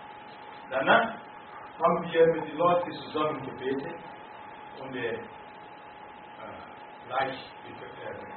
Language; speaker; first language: German; non-native, fluent; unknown